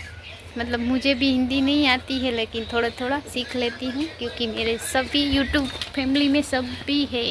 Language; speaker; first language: Hindi; non-native, local second language; Gujarati